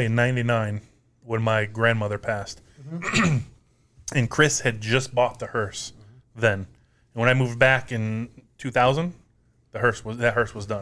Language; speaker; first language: English; native; English